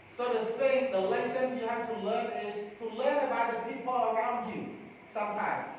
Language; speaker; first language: English; non-native, fluent; Khmer